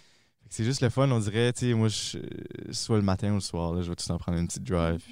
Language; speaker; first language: French; native; French